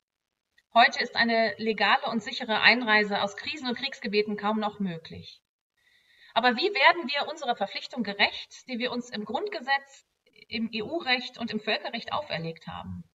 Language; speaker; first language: German; native; German